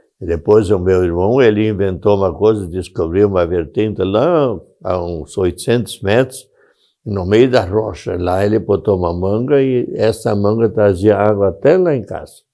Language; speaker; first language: Portuguese; non-native, local second language; German